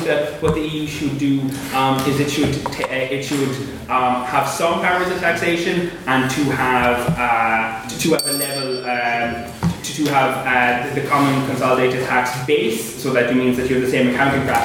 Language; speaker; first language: English; native; English